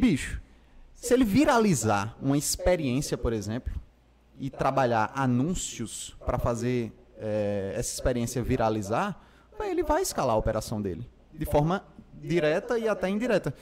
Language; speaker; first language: Portuguese; native; Portuguese